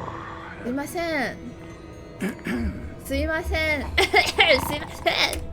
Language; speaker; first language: Japanese; non-native, learner; Chinese